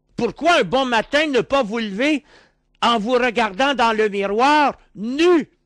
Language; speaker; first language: French; native; French